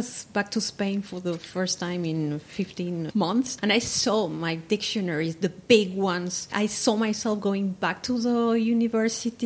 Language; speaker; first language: English; non-native, fluent; Spanish